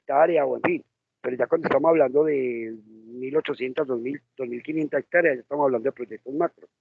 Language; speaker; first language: Spanish; native; Spanish